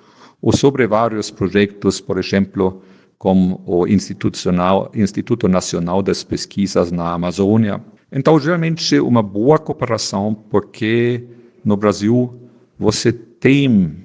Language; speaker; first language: Portuguese; non-native, fluent; German